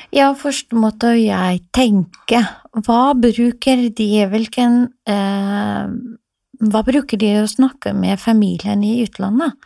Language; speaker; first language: Norwegian; non-native, fluent; Assyrian Neo-Aramaic